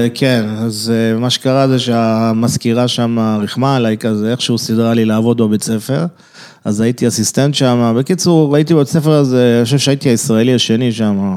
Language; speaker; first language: Hebrew; early bilingual, other home language; French